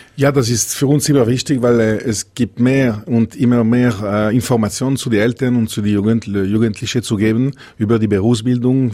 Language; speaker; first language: German; non-native, local second language; French